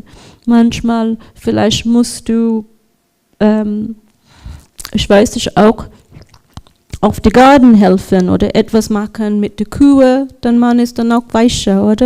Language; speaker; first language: German; non-native, learner; English